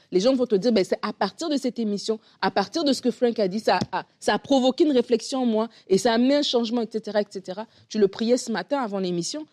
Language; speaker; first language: French; native; French